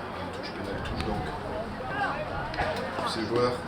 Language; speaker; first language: French; native; French